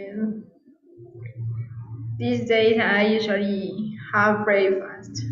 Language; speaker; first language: English; non-native, learner; Spanish